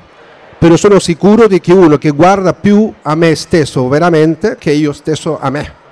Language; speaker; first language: Italian; non-native, fluent; Spanish